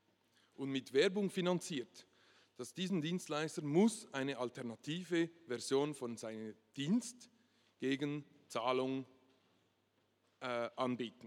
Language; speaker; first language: German; non-native, local second language; French